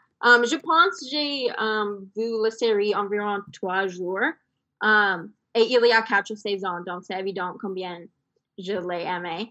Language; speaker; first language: French; non-native, fluent; English